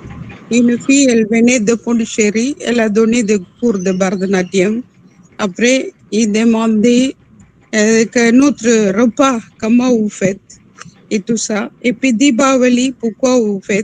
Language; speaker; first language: French; non-native, local second language; Tamil